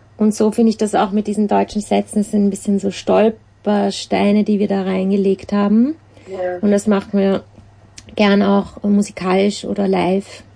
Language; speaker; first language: German; native; German